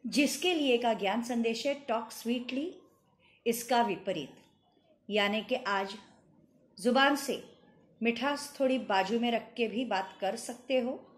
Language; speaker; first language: Hindi; non-native, local second language; Marathi